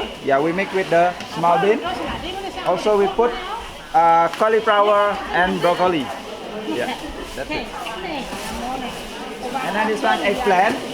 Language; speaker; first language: English; non-native, learner; Indonesian